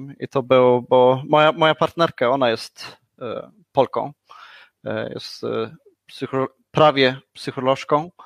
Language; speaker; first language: Polish; non-native, learner; Swedish